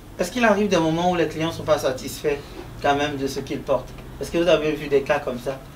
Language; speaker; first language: French; native; French